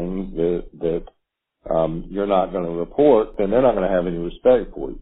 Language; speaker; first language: English; native; English